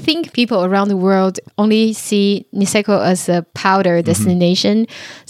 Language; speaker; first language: English; non-native, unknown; Chinese